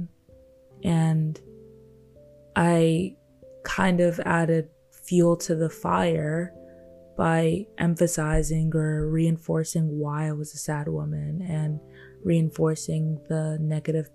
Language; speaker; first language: English; non-native, local second language; Yoruba